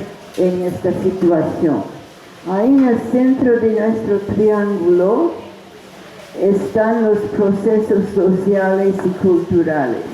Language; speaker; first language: Spanish; non-native, fluent; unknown